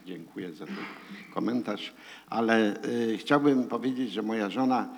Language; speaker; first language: Polish; early bilingual, heritage; Polish